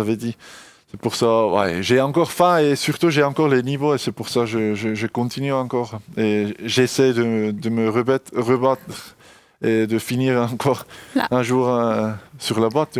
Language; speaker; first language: French; non-native, local second language; German